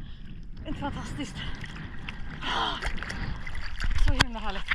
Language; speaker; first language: Swedish; native; Swedish